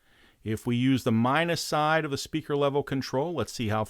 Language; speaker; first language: English; native; English